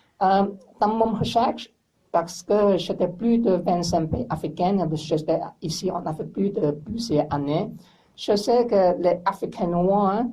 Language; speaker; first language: French; non-native, learner; English